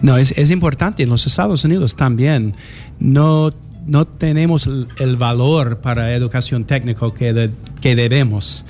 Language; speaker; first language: Spanish; non-native, learner; English